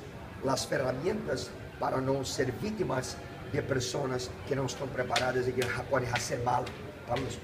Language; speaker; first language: Spanish; non-native, fluent; Portuguese